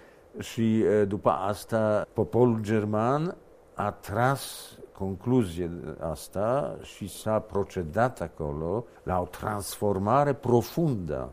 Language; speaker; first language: Romanian; non-native, fluent; Polish